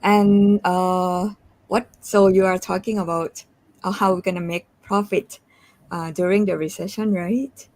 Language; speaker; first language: English; non-native, fluent; Thai